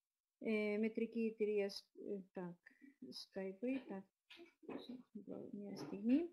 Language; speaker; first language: Greek; non-native, fluent; Russian